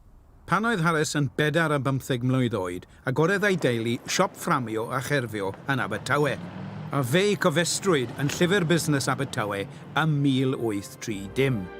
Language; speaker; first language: Welsh; native; Welsh